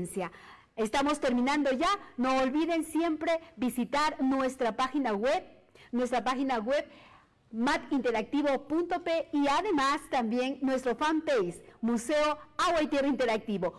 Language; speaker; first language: Spanish; native; Spanish